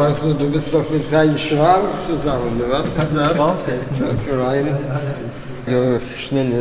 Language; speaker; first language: German; non-native, learner; Spanish